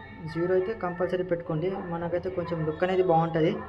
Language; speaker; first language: Telugu; native; Telugu